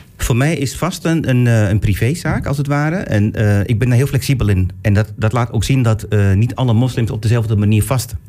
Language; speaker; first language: Dutch; early bilingual, other home language; Turkish